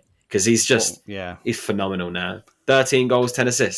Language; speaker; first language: English; native; English